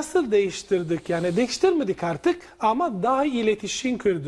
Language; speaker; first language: Turkish; non-native, learner; Italian